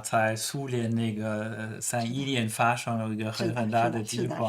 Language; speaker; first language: Chinese; non-native, fluent; German